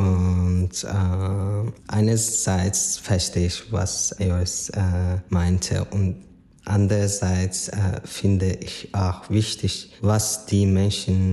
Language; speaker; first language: German; non-native, fluent; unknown